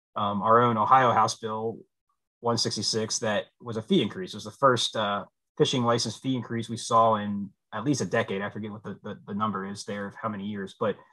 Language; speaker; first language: English; native; English